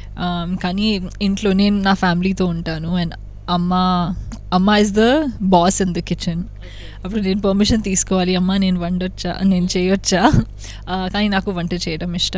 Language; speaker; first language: Telugu; non-native, local second language; Hindi